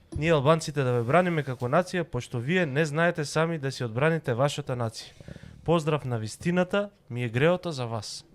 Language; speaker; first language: Macedonian; native; Macedonian